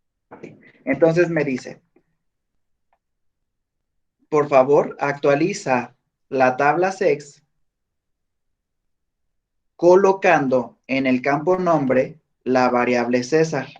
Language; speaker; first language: Spanish; native; Spanish